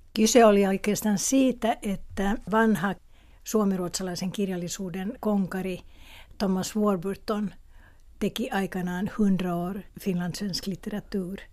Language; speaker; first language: Finnish; non-native, local second language; Swedish